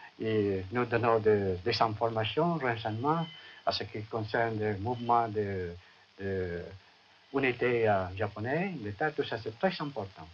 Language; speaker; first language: French; non-native, fluent; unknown